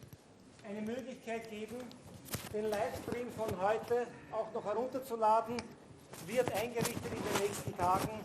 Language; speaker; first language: German; native; German